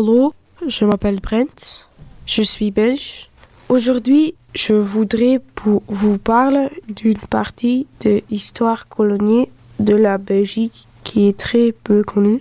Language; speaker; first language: French; early bilingual, other home language; Dutch